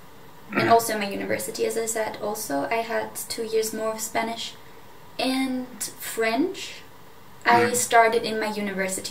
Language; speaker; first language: English; non-native, fluent; German